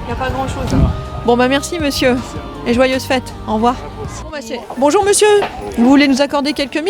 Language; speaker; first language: French; native; French